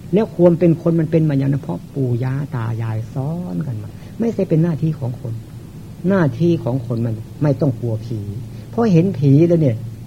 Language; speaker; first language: Thai; native; Thai